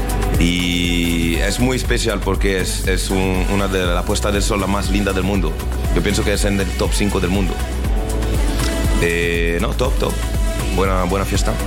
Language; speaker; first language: Spanish; non-native, learner; French